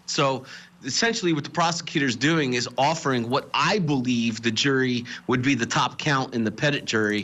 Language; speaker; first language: English; native; English